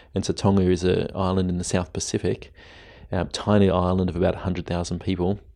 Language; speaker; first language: English; native; English